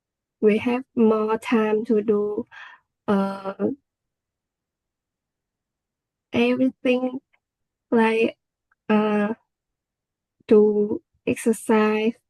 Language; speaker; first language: English; non-native, learner; Vietnamese